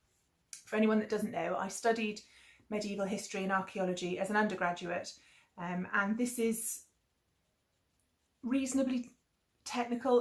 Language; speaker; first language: English; native; English